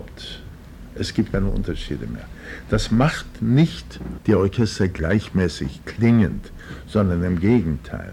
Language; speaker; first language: German; native; German